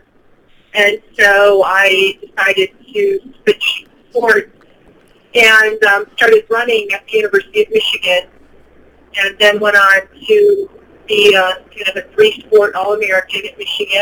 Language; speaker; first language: English; native; English